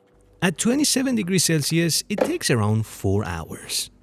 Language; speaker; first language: English; non-native, fluent; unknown